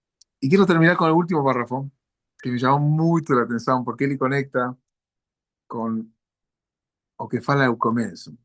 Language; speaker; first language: Portuguese; non-native, learner; Spanish